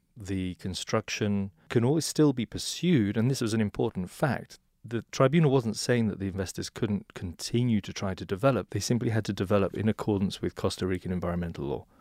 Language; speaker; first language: English; native; English